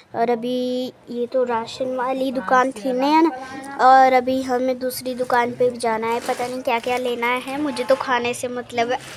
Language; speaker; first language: Hindi; native; Hindi